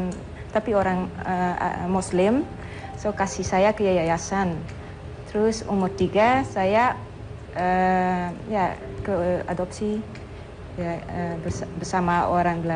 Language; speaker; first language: Indonesian; non-native, learner; Dutch